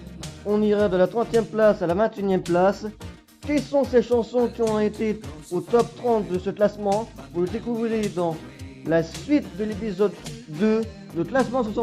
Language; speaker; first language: French; native; French